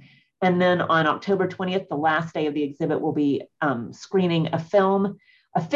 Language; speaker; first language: English; native; English